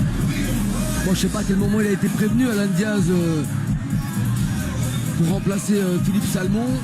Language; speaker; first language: French; native; French